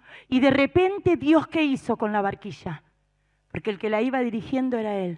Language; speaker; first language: Spanish; native; Spanish